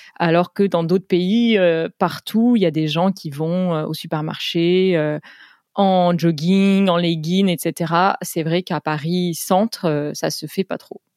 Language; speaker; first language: French; native; French